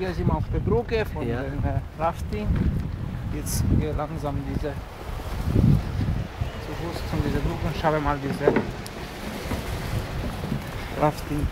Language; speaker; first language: German; non-native, learner; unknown